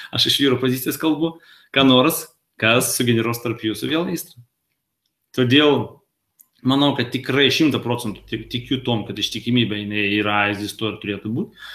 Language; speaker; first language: Lithuanian; non-native, local second language; Russian